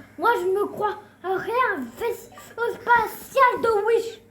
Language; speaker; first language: French; native; French